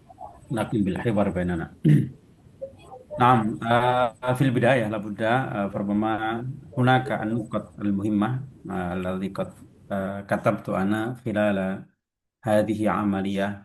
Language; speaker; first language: Arabic; non-native, fluent; Indonesian